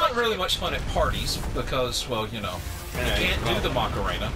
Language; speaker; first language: English; native; English